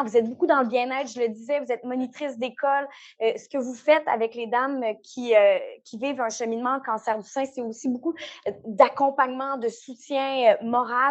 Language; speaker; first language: French; native; French